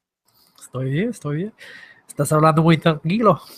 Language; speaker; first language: Spanish; non-native, fluent; English